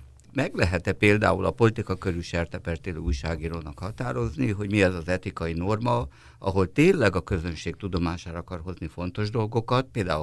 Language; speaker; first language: Hungarian; native; Hungarian